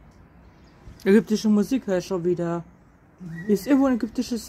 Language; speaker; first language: German; native; German